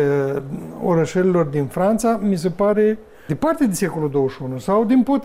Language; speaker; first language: Romanian; native; Romanian